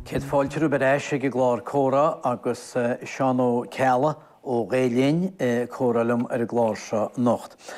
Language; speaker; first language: Irish; native; Irish